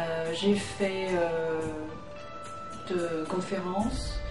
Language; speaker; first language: French; non-native, fluent; Chinese